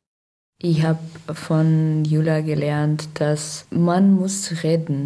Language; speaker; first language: German; non-native, learner; Russian